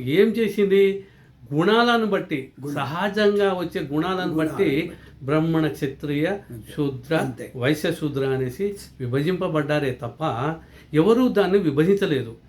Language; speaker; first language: Telugu; non-native, local second language; Lambadi